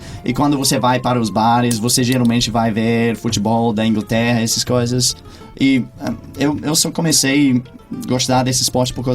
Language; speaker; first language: Portuguese; non-native, fluent; English